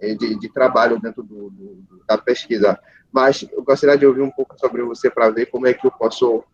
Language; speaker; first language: Portuguese; non-native, fluent; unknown